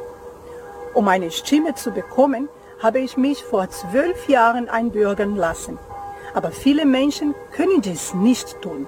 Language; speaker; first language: German; non-native, fluent; Portuguese